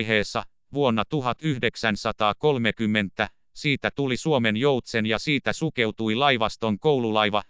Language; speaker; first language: Finnish; native; Finnish